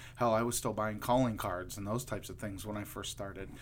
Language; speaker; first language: English; native; English